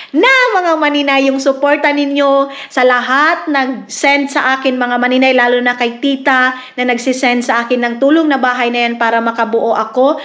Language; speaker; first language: Filipino; non-native, local second language; Cebuano